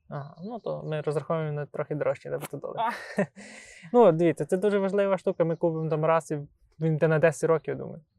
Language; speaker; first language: Ukrainian; native; Ukrainian